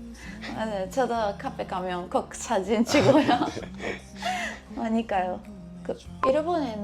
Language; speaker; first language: Korean; non-native, fluent; Japanese